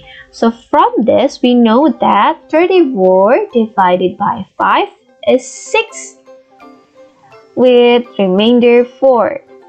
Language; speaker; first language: English; non-native, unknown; Indonesian